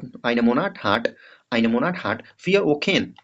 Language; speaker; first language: German; non-native, learner; Hindi